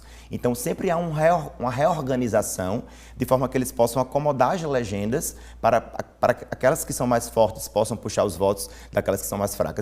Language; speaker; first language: Portuguese; native; Portuguese